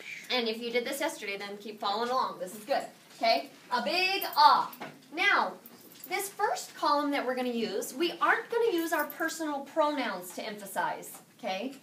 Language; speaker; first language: English; native; English